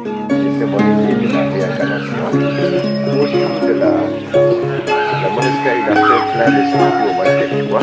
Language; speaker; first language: French; non-native, learner; Burmese